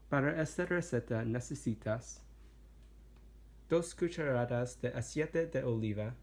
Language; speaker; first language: Spanish; non-native, learner; English